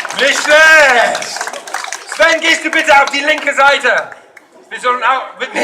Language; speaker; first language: German; non-native, fluent; English